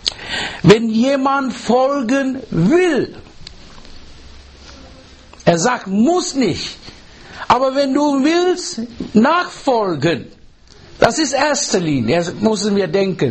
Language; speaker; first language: German; non-native, learner; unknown